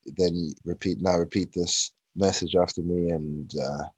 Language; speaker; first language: English; native; English